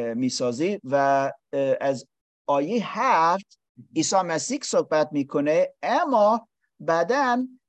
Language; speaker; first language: Persian; non-native, learner; English